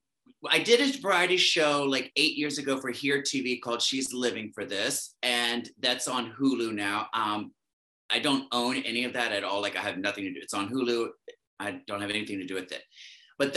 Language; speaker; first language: English; native; English